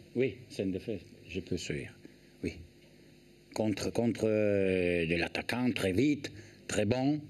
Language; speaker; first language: French; non-native, learner; Italian